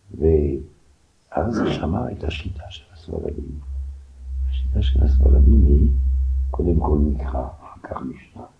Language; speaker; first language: Hebrew; non-native, fluent; French